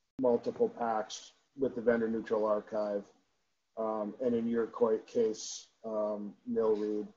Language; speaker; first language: English; native; English